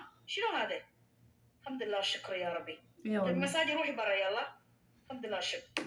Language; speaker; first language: Arabic; non-native, learner; Amharic